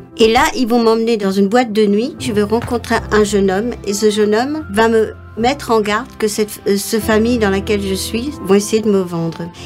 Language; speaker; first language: French; non-native, local second language; Morisyen